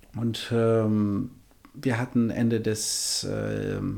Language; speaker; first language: German; non-native, fluent; Albanian